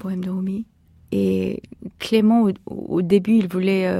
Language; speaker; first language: French; non-native, fluent; Korean